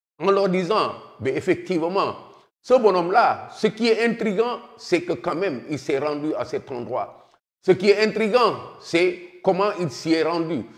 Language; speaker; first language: French; non-native, local second language; Wolof